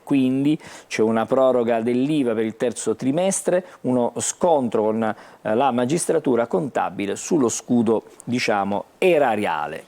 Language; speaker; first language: Italian; native; Italian